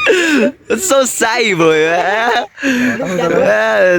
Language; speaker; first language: English; non-native, learner; Nepali